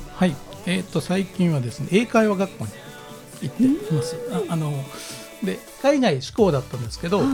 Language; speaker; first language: Japanese; native; Japanese